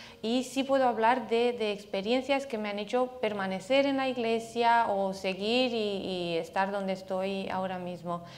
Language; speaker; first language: Spanish; non-native, fluent; Romanian